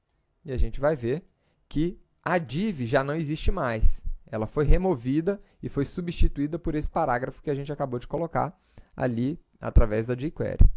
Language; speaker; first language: Portuguese; native; Portuguese